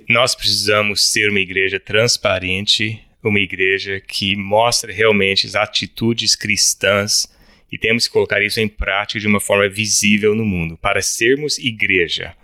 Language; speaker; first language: Portuguese; early bilingual, other home language; English